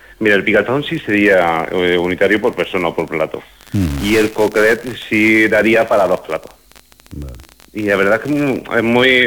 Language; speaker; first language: Spanish; native; Spanish